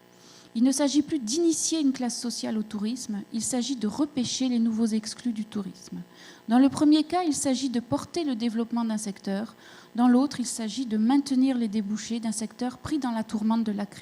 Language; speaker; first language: French; native; French